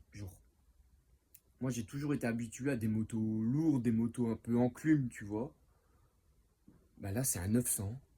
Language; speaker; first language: French; native; French